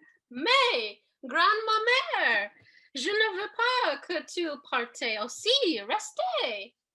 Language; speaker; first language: French; non-native, learner; English